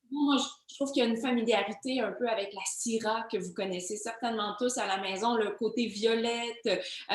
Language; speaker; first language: French; native; French